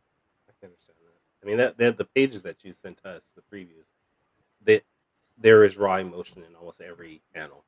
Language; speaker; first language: English; native; English